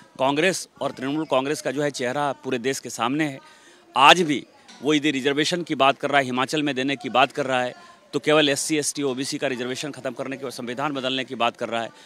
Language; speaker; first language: Hindi; native; Hindi